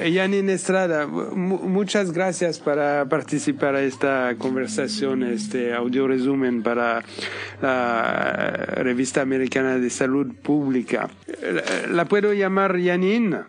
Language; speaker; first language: Spanish; non-native, fluent; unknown